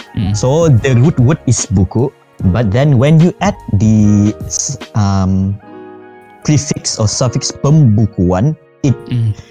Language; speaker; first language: English; non-native, fluent; Malay